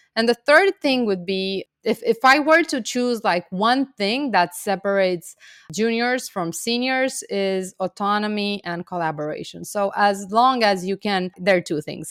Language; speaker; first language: English; non-native, fluent; Romanian